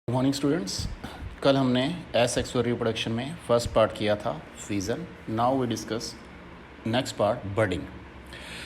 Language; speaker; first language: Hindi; native; Hindi